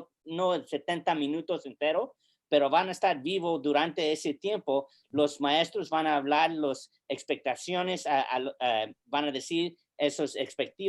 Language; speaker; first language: Spanish; early bilingual, heritage; English